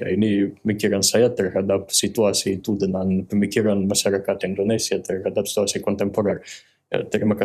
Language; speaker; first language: Indonesian; non-native, fluent; Russian